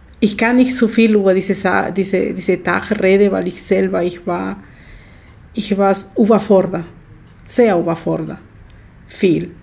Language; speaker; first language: German; non-native, learner; Spanish